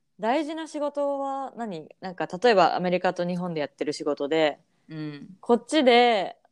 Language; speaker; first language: Japanese; native; Japanese